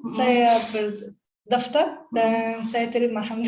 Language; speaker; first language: Indonesian; non-native, learner; Arabic